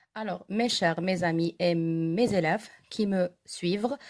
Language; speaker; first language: French; non-native, local second language; Arabic